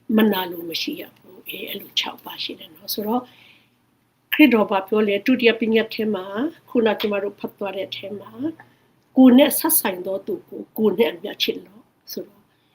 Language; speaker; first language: Burmese; non-native, local second language; Hakha Chin